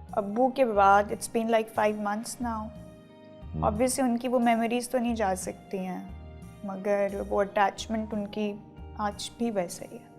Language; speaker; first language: Urdu; native; Urdu